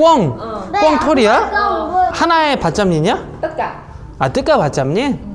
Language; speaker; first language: Korean; native; Korean